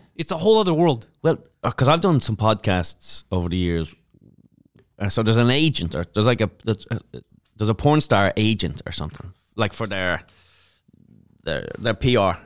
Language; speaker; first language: English; native; English